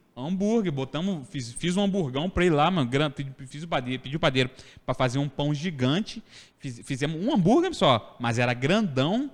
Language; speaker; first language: Portuguese; native; Portuguese